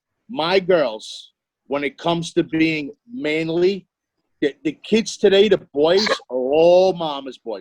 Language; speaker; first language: English; native; English